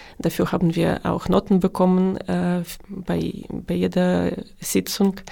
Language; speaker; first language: German; non-native, fluent; Ukrainian